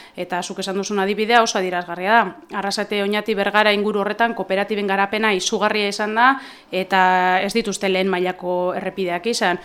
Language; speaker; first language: Basque; native; Basque